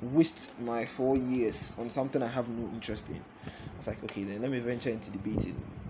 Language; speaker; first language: English; non-native, local second language; Akan